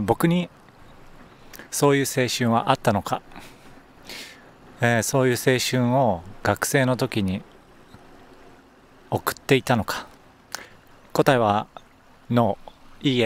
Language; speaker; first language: Japanese; native; Japanese